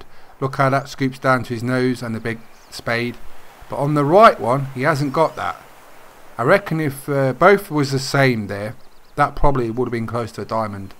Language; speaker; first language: English; native; English